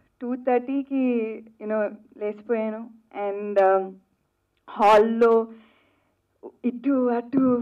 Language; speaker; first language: Telugu; non-native, fluent; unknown